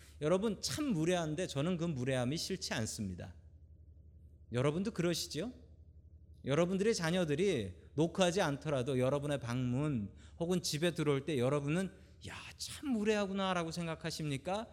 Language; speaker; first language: Korean; native; Korean